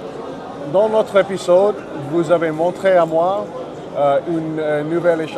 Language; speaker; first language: French; non-native, learner; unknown